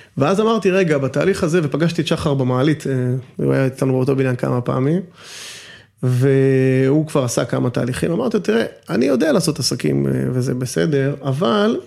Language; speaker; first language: Hebrew; native; Hebrew